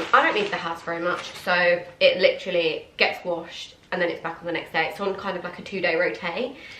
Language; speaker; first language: English; native; English